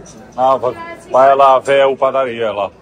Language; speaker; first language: Portuguese; non-native, learner; Dutch